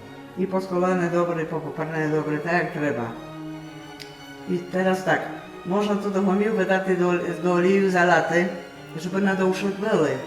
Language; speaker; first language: Polish; non-native, local second language; Rusyn